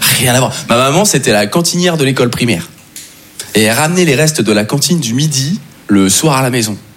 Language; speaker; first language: French; native; French